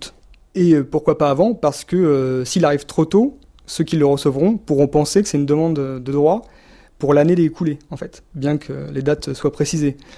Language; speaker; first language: French; native; French